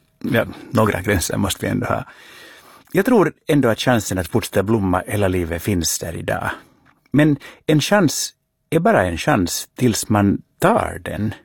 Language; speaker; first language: Swedish; native; Swedish